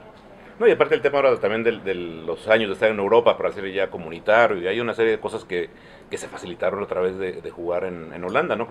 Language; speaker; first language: Spanish; native; Spanish